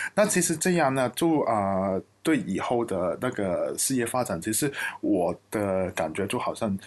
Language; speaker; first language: Chinese; non-native, local second language; Cantonese